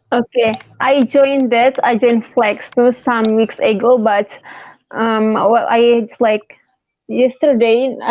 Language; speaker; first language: English; non-native, learner; Indonesian